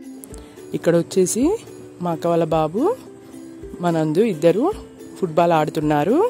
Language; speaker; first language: Telugu; native; Telugu